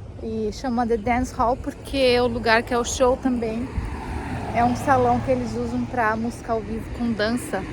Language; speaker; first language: Portuguese; native; Portuguese